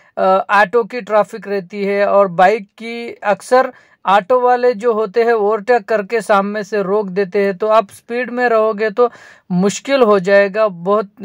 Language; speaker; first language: Hindi; non-native, local second language; Marathi